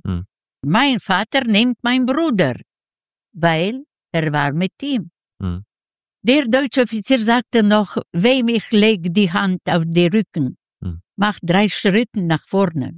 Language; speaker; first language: German; non-native, learner; Yiddish